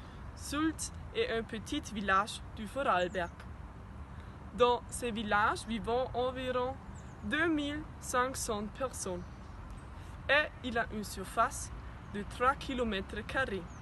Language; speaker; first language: French; non-native, learner; German